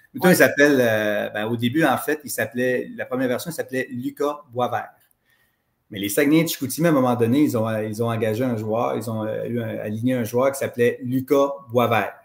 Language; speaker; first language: French; native; French